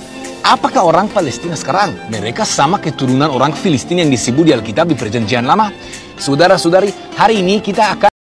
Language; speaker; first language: Indonesian; non-native, fluent; Hebrew